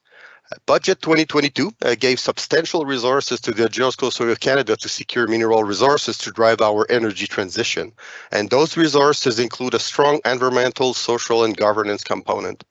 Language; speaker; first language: English; non-native, fluent; French